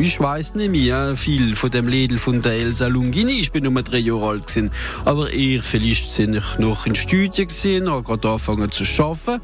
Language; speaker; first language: German; native; German